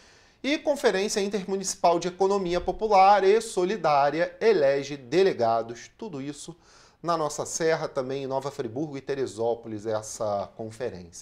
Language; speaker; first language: Portuguese; native; Portuguese